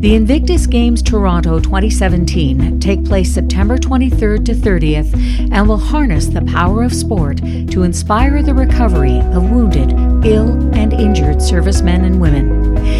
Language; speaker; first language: English; native; English